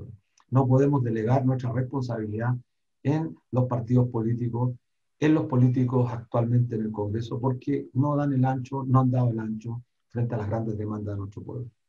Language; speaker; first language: Spanish; native; Spanish